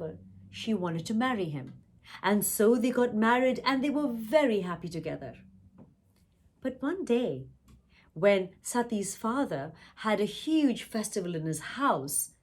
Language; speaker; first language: English; non-native, local second language; Tamil